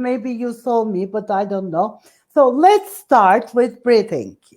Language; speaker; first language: English; non-native, fluent; Turkish